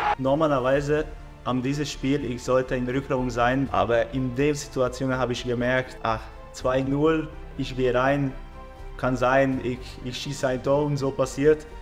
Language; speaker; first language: German; non-native, learner; Hungarian